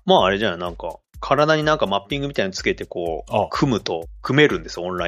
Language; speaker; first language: Japanese; native; Japanese